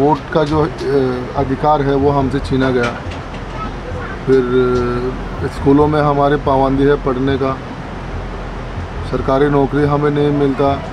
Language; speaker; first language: Hindi; non-native, fluent; Rohingya